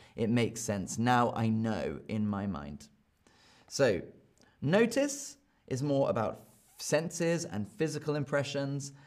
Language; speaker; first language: English; native; English